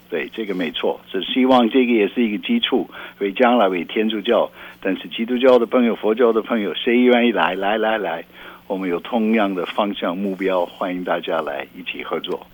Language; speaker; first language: Chinese; non-native, fluent; Dutch